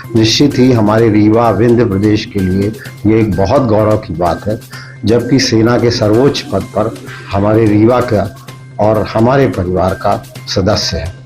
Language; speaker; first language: Hindi; native; Hindi